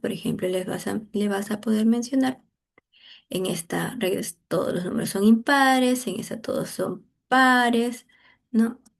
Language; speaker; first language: Spanish; native; Spanish